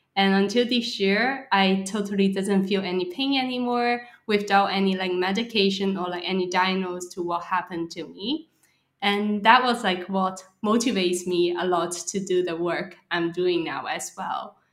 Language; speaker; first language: English; non-native, local second language; Cantonese